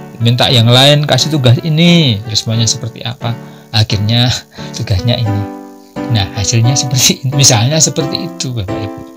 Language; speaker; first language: Indonesian; non-native, local second language; Javanese